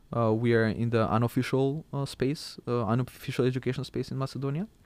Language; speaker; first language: English; non-native, fluent; Macedonian